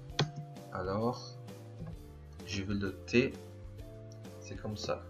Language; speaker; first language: French; non-native, fluent; Portuguese